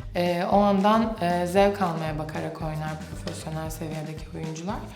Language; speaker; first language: Turkish; native; Turkish